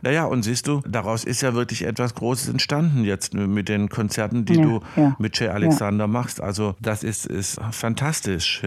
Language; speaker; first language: German; native; German